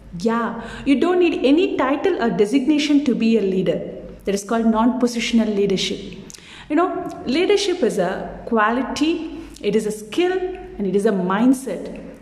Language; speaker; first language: English; non-native, local second language; Tamil